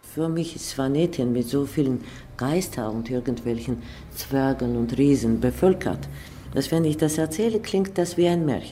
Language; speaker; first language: German; non-native, fluent; Georgian